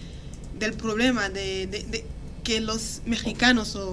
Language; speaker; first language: Spanish; non-native, fluent; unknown